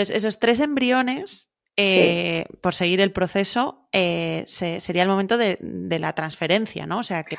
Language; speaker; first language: Spanish; native; Spanish